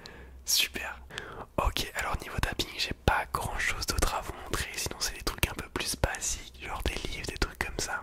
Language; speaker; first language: French; native; French